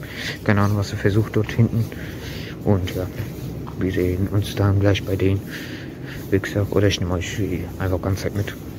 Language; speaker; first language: German; early bilingual, other home language; Turkish